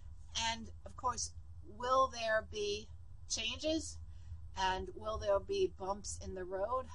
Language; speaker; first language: English; native; English